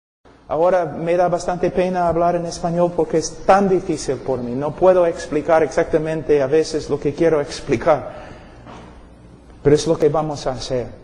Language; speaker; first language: Spanish; non-native, fluent; English